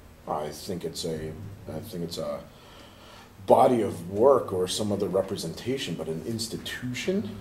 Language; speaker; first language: English; native; English